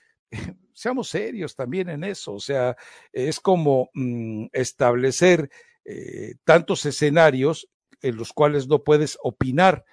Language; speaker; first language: Spanish; native; Spanish